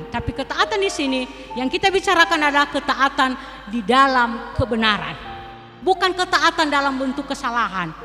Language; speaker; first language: Indonesian; non-native, local second language; Nias